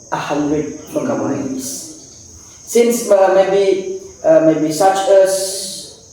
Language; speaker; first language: English; non-native, fluent; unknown